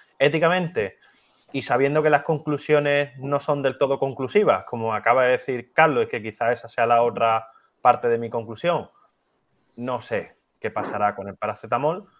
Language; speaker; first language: Spanish; native; Spanish